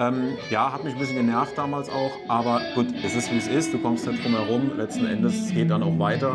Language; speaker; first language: German; native; German